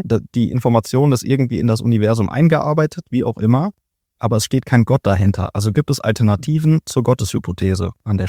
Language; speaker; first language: German; native; German